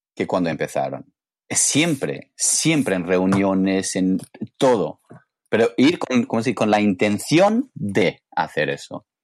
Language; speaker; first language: Spanish; non-native, fluent; English